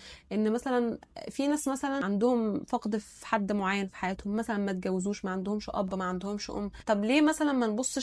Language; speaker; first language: Arabic; native; Arabic